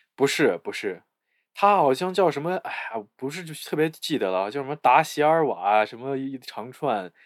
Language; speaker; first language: Chinese; native; Chinese